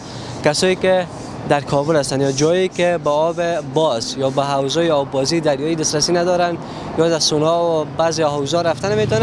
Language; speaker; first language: Persian; native; Persian